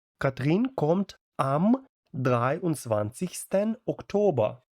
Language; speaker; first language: German; non-native, fluent; Ukrainian